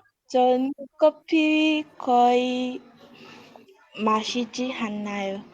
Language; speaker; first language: Korean; non-native, learner; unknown